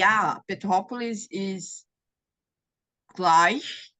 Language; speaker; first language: German; non-native, learner; Portuguese